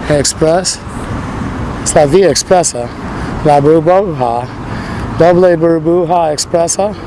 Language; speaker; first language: Spanish; non-native, learner; English